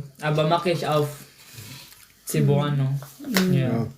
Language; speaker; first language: German; non-native, learner; Cebuano